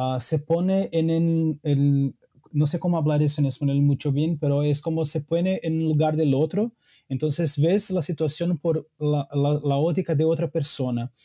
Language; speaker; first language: Spanish; non-native, fluent; Portuguese